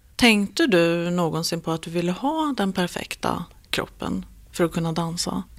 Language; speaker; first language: Swedish; native; Swedish